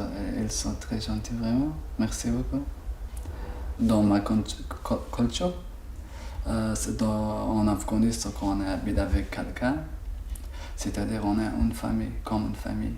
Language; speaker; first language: French; non-native, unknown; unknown